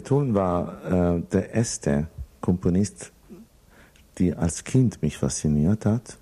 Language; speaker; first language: German; non-native, fluent; Italian